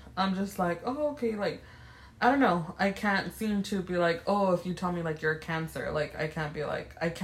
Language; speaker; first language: English; early bilingual, other home language; Spanish